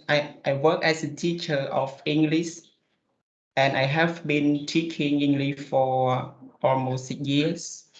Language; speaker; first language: English; non-native, fluent; Khmer